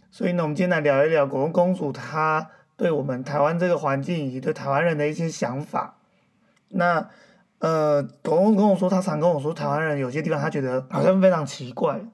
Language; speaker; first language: Chinese; native; Chinese